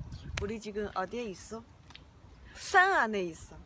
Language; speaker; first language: Korean; non-native, learner; Chinese